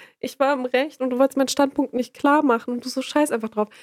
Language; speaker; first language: German; native; German